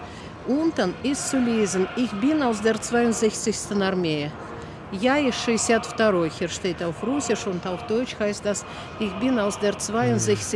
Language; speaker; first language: German; non-native, fluent; Russian